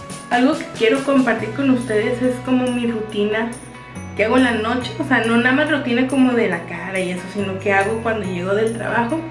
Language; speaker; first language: Spanish; native; Spanish